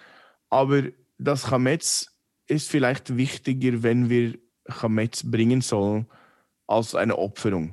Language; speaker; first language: German; non-native, fluent; English